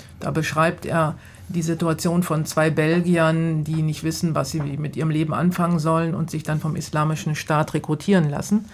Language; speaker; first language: German; native; German